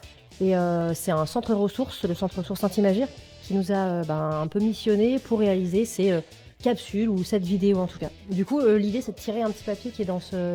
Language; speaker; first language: French; native; French